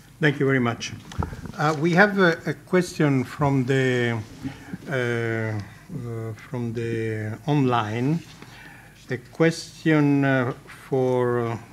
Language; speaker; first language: English; non-native, fluent; Italian